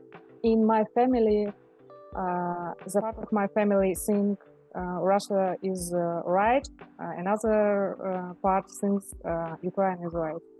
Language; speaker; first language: English; non-native, learner; Russian